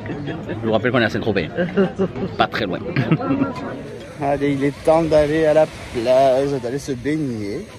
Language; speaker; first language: French; native; French